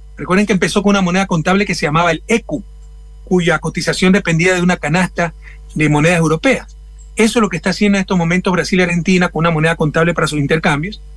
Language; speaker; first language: Spanish; native; Spanish